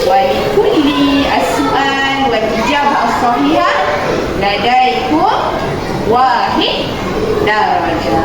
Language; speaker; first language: Arabic; non-native, learner; Malay